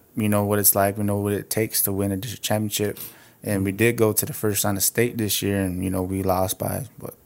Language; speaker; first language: English; native; English